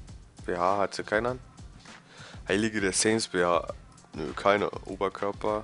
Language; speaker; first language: German; native; German